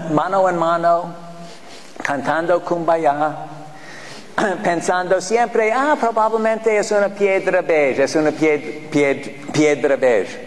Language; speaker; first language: Spanish; non-native, fluent; English